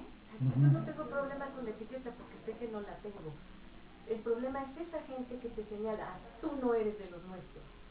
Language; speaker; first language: Spanish; native; Spanish